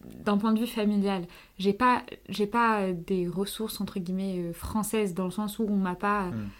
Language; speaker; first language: French; native; French